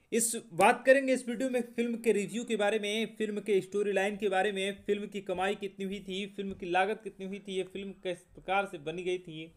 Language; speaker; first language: Hindi; native; Hindi